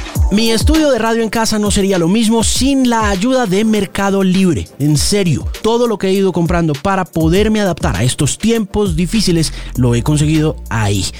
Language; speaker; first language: Spanish; native; Spanish